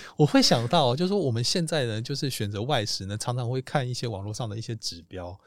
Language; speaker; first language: Chinese; native; Chinese